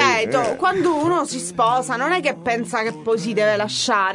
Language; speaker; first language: Italian; native; Italian